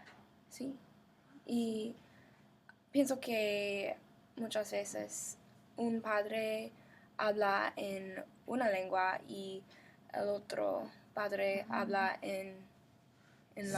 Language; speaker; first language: Spanish; non-native, learner; English